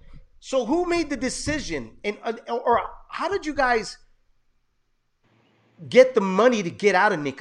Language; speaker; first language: English; early bilingual, other home language; Spanish